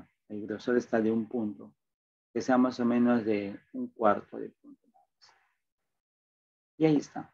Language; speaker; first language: Spanish; native; Spanish